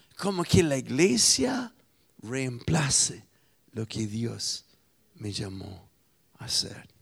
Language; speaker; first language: Spanish; non-native, fluent; English